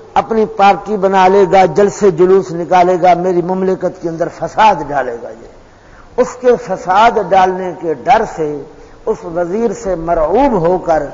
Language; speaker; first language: Urdu; non-native, local second language; Pashto